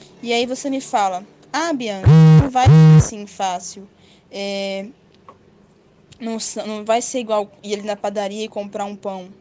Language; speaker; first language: Portuguese; native; Portuguese